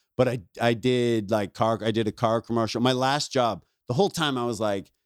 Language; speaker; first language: English; native; English